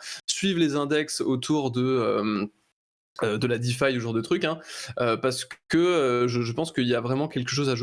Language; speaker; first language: French; native; French